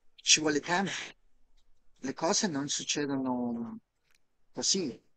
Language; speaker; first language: Italian; non-native, fluent; Spanish